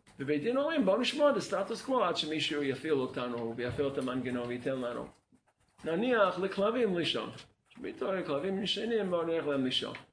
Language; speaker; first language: Hebrew; non-native, fluent; English